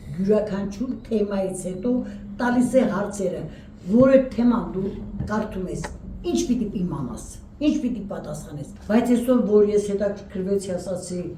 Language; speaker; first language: Armenian; native; Armenian